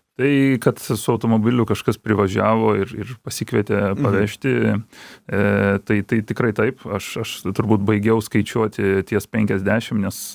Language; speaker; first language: Lithuanian; early bilingual, other home language; Georgian